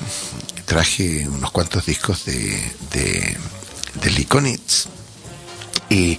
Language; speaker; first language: Spanish; native; Spanish